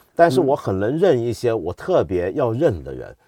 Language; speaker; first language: Chinese; native; Chinese